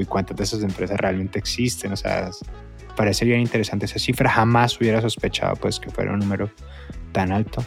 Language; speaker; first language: Spanish; native; Spanish